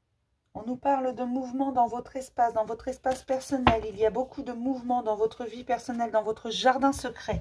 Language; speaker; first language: French; native; French